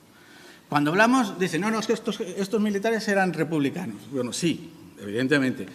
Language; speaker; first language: Spanish; native; Spanish